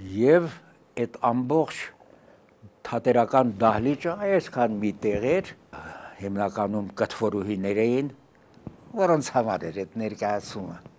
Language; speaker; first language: Armenian; early bilingual, heritage; Armenian